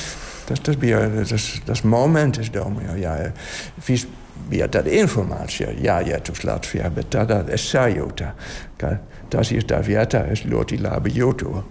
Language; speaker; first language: Latvian; non-native, learner; Dutch